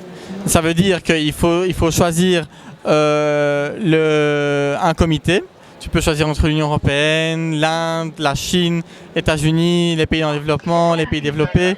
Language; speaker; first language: French; non-native, fluent; Spanish